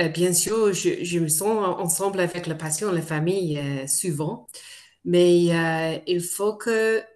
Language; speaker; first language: French; non-native, fluent; English